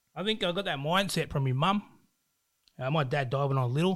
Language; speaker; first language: English; native; English